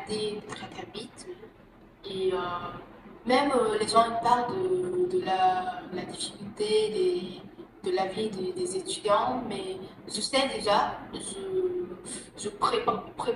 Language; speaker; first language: French; non-native, fluent; Vietnamese